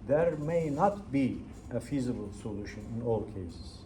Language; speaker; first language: English; non-native, fluent; Turkish